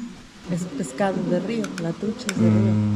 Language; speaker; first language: Spanish; native; Spanish